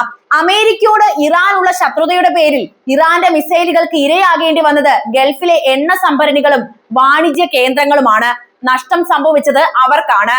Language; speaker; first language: Malayalam; native; Malayalam